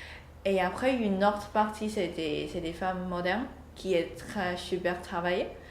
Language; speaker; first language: French; non-native, learner; Chinese